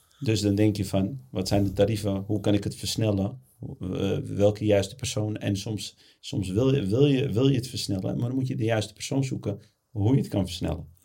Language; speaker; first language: Dutch; early bilingual, other home language; Arabic